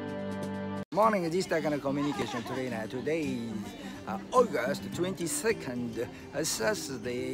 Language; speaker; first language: English; non-native, learner; Japanese